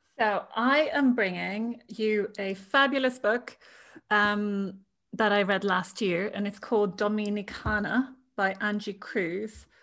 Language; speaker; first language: English; native; English